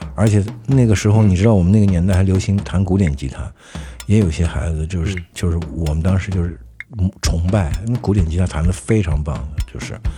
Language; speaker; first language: Chinese; native; Chinese